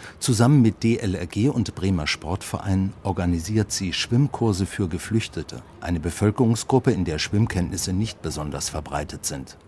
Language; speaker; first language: German; native; German